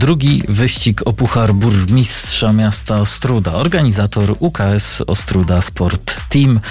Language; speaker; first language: Polish; native; Polish